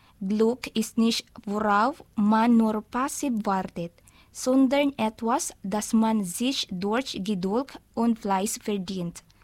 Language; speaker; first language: German; non-native, learner; Filipino